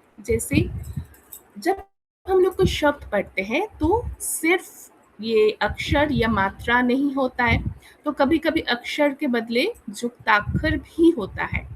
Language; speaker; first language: Hindi; non-native, local second language; Bangla